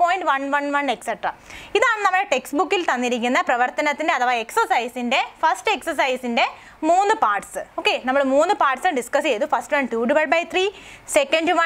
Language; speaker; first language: Malayalam; native; Malayalam